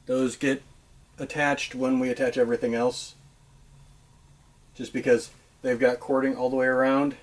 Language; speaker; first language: English; native; English